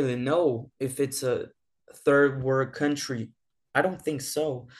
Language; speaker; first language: English; non-native, fluent; Portuguese